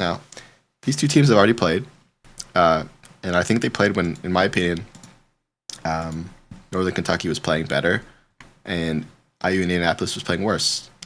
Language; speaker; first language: English; native; English